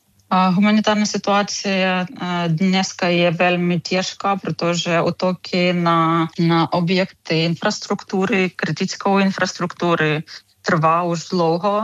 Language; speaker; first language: Czech; non-native, fluent; Ukrainian